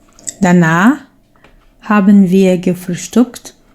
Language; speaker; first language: German; non-native, learner; Portuguese